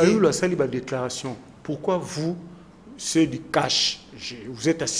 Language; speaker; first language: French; non-native, local second language; Lingala